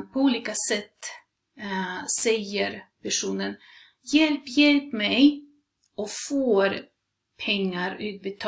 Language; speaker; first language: Swedish; non-native, fluent; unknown